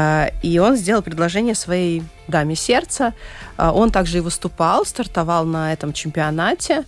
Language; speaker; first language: Russian; native; Russian